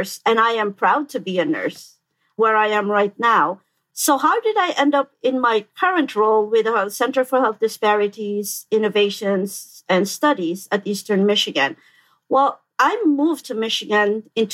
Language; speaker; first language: English; non-native, local second language; Filipino